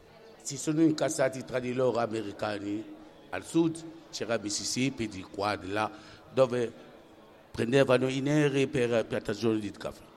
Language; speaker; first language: Italian; non-native, fluent; French